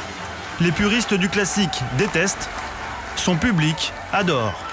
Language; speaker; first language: French; native; French